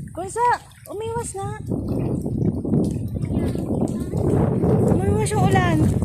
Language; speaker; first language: Filipino; non-native, local second language; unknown